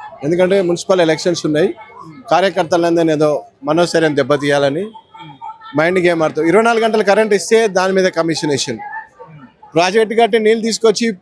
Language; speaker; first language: Telugu; native; Telugu